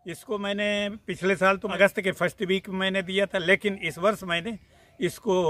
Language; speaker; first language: Hindi; native; Hindi